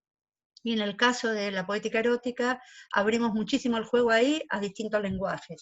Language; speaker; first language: Spanish; native; Spanish